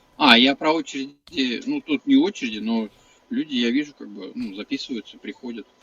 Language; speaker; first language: Russian; native; Russian